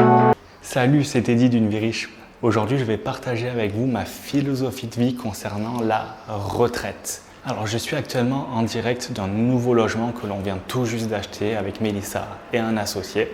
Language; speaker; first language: French; native; French